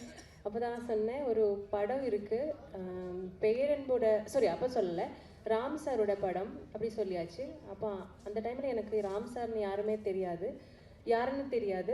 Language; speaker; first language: Tamil; non-native, learner; Malayalam